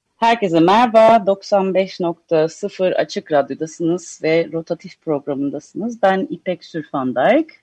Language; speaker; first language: Turkish; early bilingual, heritage; Turkish